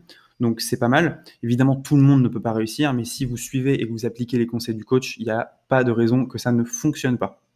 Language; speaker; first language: French; native; French